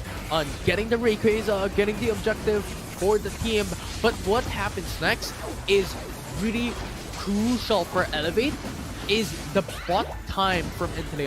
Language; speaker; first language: English; non-native, local second language; Filipino